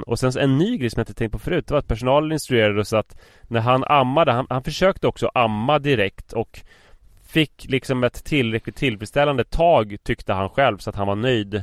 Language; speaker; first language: Swedish; native; Swedish